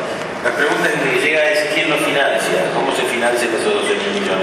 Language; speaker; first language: Spanish; native; Spanish